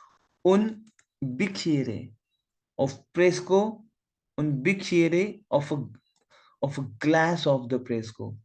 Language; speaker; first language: Italian; non-native, learner; Hindi